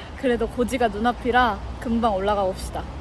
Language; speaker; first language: Korean; native; Korean